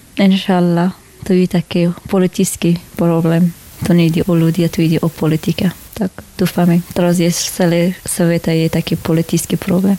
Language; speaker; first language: Slovak; non-native, learner; Persian